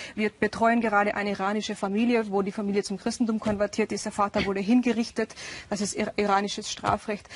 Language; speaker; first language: German; early bilingual, other home language; Urdu